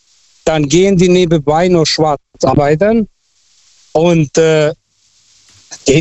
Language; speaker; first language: German; early bilingual, other home language; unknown